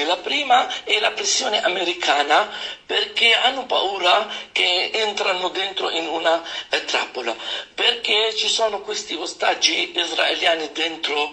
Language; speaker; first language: Italian; non-native, fluent; Arabic